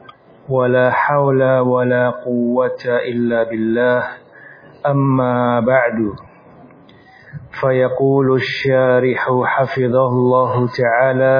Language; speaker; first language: Arabic; non-native, fluent; Indonesian